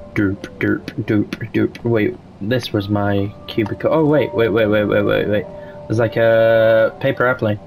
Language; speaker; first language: English; native; English